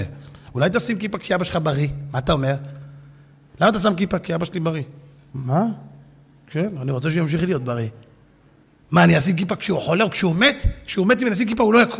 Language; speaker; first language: Hebrew; native; Hebrew